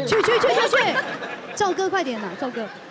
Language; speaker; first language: Chinese; native; Chinese